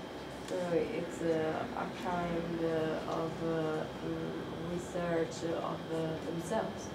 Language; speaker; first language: English; non-native, fluent; Italian